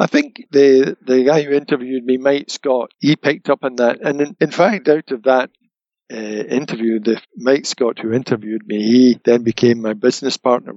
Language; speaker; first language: English; native; English